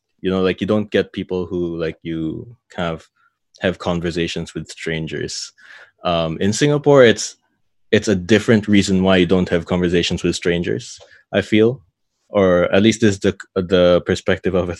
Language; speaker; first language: English; native; English